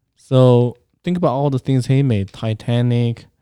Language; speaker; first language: English; non-native, fluent; Chinese